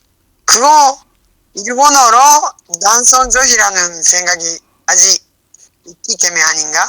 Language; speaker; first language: Korean; non-native, learner; Japanese